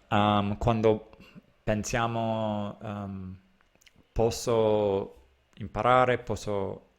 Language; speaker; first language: Italian; non-native, learner; English